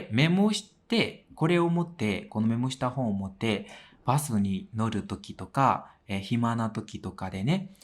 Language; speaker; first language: Japanese; non-native, fluent; Burmese